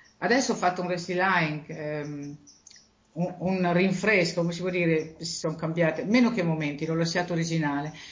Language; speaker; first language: Italian; native; Italian